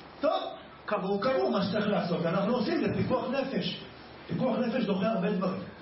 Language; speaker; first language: Hebrew; native; Hebrew